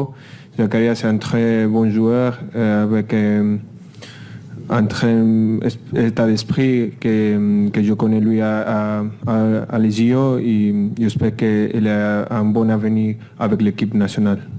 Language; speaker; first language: French; non-native, fluent; Spanish